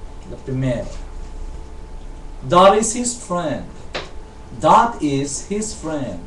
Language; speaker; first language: English; non-native, local second language; Chavacano